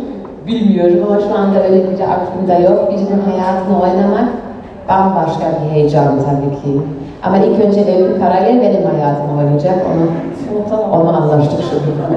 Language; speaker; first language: Turkish; non-native, fluent; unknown